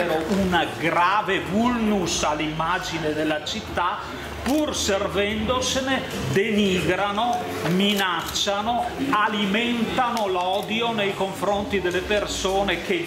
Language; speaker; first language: Italian; native; Italian